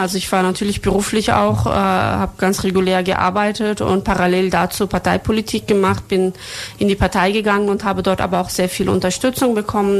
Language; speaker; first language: German; early bilingual, other home language; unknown